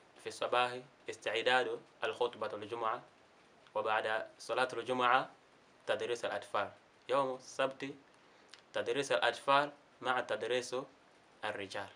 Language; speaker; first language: Arabic; non-native, learner; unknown